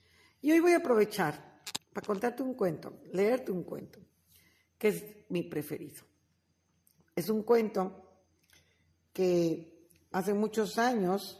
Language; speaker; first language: Spanish; native; Spanish